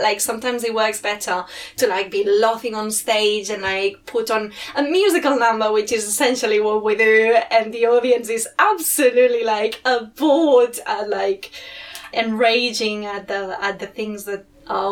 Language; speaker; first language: English; non-native, fluent; Spanish